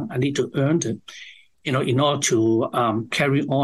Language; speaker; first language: English; non-native, local second language; Cantonese